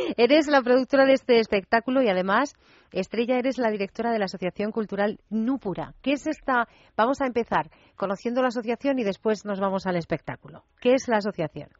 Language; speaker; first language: Spanish; native; Spanish